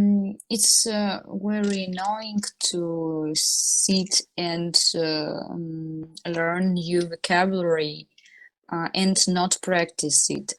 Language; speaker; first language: English; non-native, learner; Russian